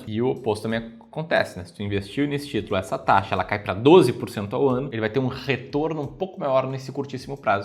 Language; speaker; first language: Portuguese; native; Portuguese